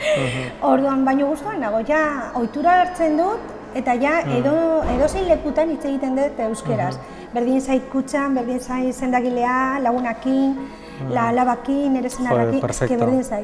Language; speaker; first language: Basque; non-native, local second language; Spanish